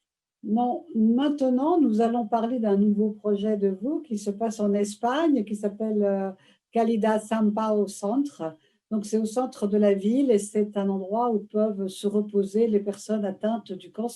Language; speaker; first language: French; native; French